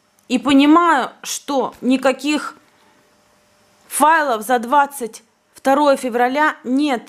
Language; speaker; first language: Russian; native; Russian